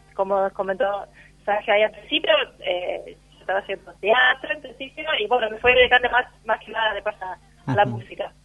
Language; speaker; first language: Spanish; non-native, fluent; Swedish